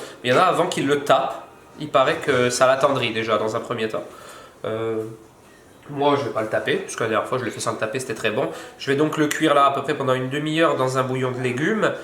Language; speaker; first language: French; native; French